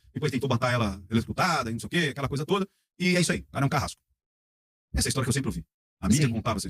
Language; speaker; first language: Portuguese; native; Portuguese